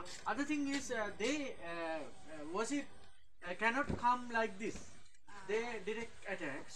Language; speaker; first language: English; non-native, fluent; Sinhala